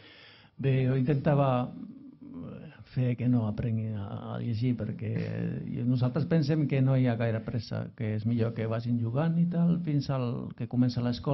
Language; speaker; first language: Catalan; non-native, fluent; Finnish